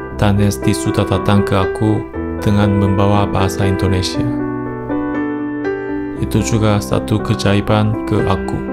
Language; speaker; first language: Indonesian; non-native, learner; Korean